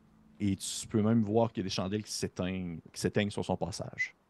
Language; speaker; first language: French; native; French